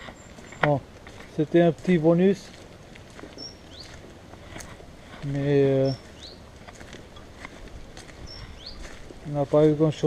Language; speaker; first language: French; non-native, fluent; Portuguese